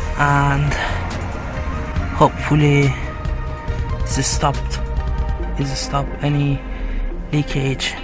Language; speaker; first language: English; non-native, fluent; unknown